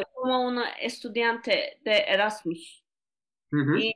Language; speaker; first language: Spanish; non-native, learner; Turkish